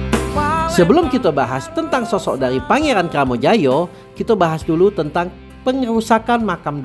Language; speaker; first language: Indonesian; native; Indonesian